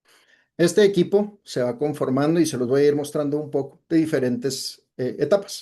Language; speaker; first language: Spanish; native; Spanish